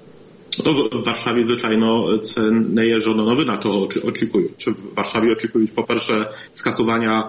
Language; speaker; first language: Polish; non-native, learner; Ukrainian